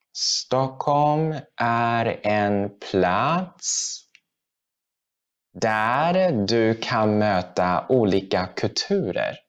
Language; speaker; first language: Swedish; non-native, fluent; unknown